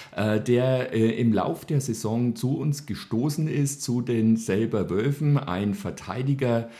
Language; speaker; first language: German; native; German